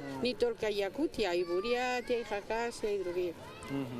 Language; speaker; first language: Russian; non-native, learner; Spanish